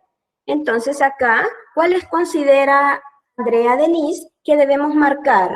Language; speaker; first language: Spanish; native; Spanish